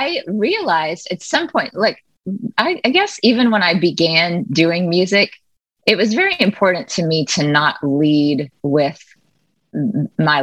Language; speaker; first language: English; native; English